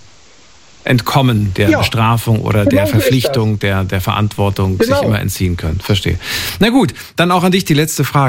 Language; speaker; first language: German; native; German